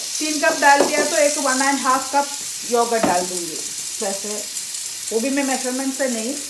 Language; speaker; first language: Hindi; non-native, local second language; Malayalam